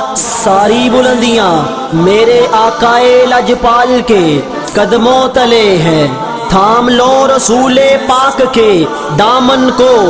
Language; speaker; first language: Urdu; non-native, local second language; Punjabi